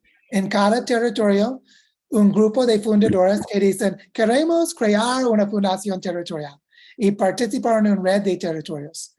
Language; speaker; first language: Spanish; non-native, fluent; English